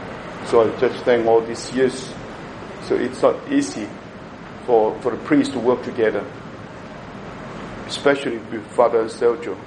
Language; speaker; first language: English; non-native, local second language; Cantonese